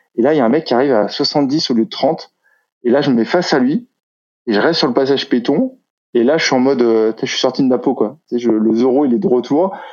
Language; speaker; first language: French; native; French